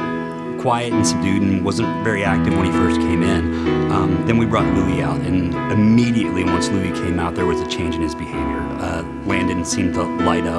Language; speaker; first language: English; native; English